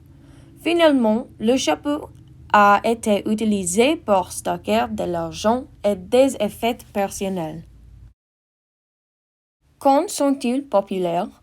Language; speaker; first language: French; non-native, learner; English